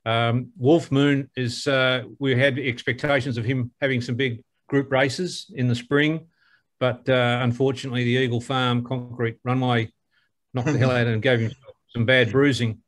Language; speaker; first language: English; native; English